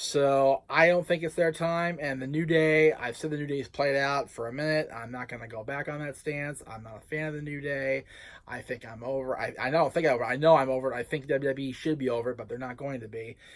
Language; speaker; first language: English; native; English